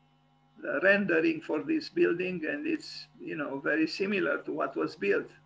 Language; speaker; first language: English; non-native, fluent; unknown